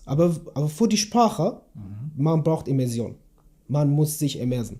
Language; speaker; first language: German; non-native, learner; Kurdish